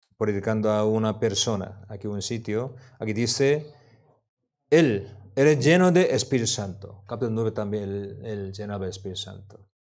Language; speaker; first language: Spanish; non-native, learner; Korean